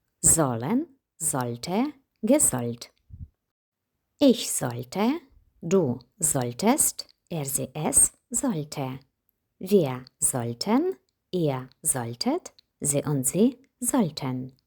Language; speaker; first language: German; non-native, fluent; Ukrainian